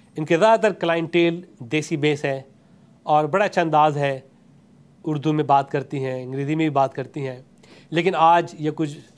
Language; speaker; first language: Urdu; native; Urdu